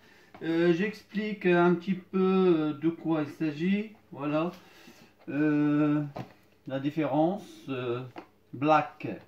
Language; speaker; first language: French; non-native, fluent; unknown